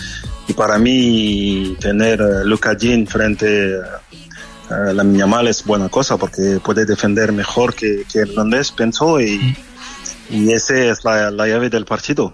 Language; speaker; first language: Spanish; non-native, learner; French